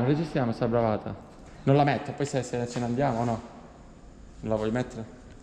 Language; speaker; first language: Italian; native; Italian